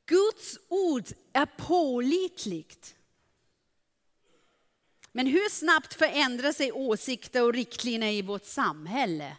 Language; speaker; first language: Swedish; non-native, fluent; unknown